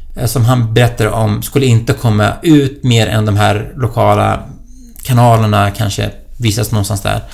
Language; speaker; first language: Swedish; non-native, fluent; Kurdish